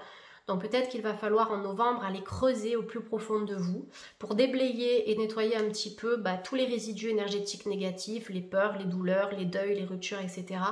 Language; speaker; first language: French; native; French